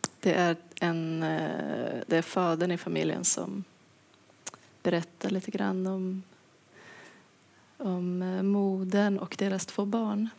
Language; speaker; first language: Swedish; native; Swedish